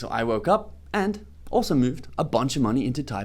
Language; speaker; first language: English; native; English